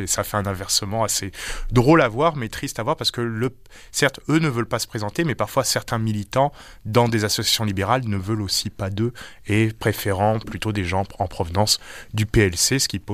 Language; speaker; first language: French; native; French